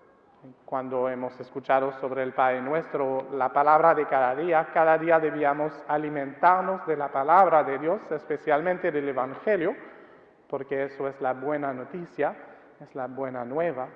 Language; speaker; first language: Spanish; non-native, fluent; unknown